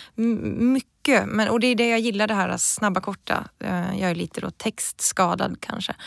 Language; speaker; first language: Swedish; native; Swedish